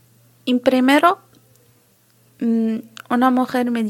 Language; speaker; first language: Spanish; non-native, learner; Arabic